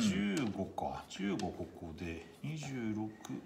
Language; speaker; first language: Japanese; native; Japanese